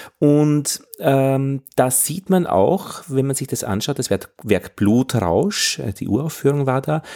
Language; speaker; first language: German; native; German